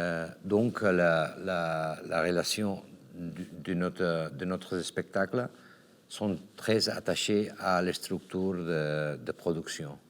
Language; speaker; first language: French; non-native, learner; Catalan